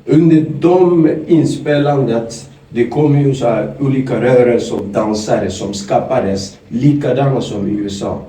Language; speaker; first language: Swedish; non-native, fluent; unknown